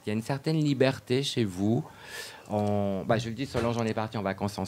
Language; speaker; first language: French; native; French